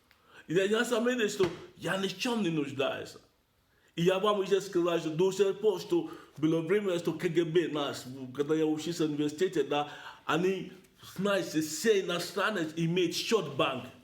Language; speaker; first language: Russian; non-native, learner; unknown